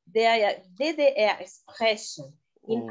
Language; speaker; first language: German; non-native, learner; Portuguese